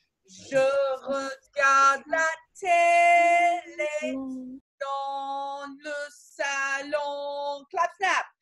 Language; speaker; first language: French; non-native, fluent; English